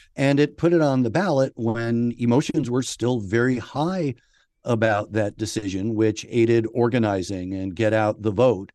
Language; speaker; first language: English; native; English